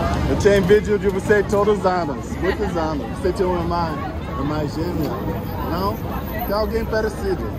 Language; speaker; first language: Portuguese; non-native, learner; English